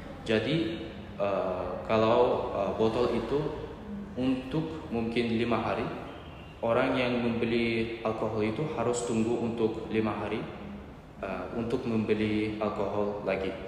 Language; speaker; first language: Indonesian; non-native, learner; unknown